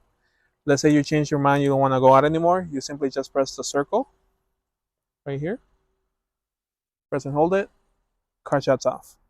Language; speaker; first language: English; native; English